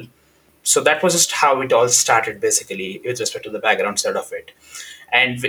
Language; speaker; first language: English; non-native, local second language; Hindi